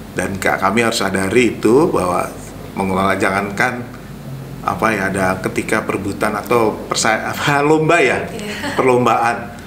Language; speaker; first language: Indonesian; native; Indonesian